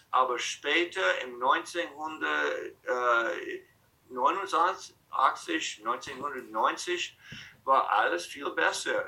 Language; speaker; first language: German; non-native, fluent; English